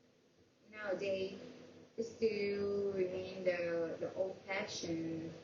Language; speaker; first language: English; non-native, learner; Vietnamese